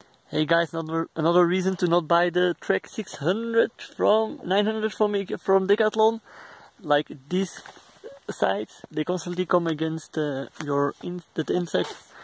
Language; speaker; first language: English; non-native, fluent; Dutch